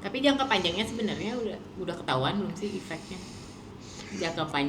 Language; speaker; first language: Indonesian; native; Indonesian